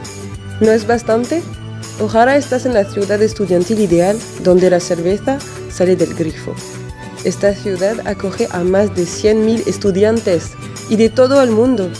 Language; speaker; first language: Spanish; non-native, learner; French